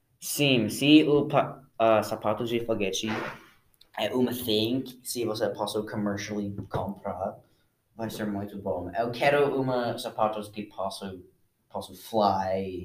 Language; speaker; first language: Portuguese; non-native, learner; English